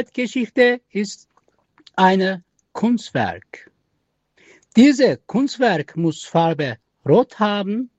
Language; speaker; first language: German; non-native, learner; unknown